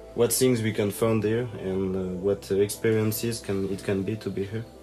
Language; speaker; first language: English; non-native, learner; French